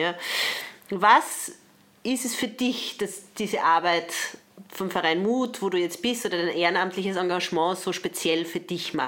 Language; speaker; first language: German; native; German